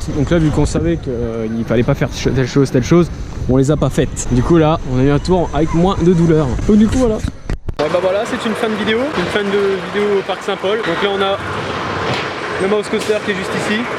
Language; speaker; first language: French; native; French